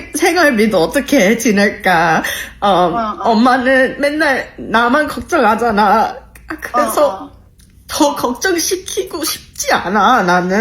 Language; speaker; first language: Korean; early bilingual, heritage; Korean